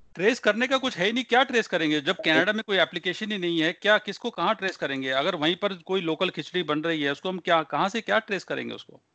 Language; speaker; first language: Hindi; non-native, local second language; Punjabi